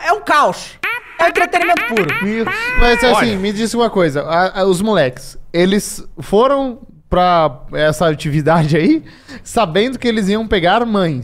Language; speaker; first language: Portuguese; native; Portuguese